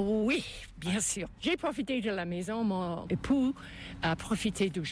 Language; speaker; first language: French; non-native, local second language; English